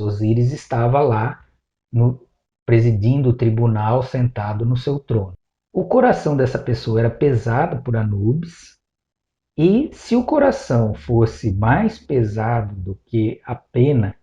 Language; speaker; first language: Portuguese; native; Portuguese